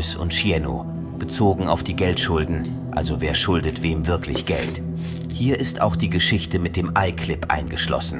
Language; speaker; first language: German; native; German